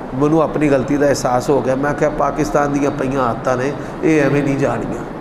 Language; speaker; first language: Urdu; non-native, local second language; Punjabi